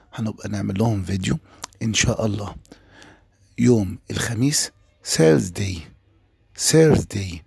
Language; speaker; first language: Arabic; native; Arabic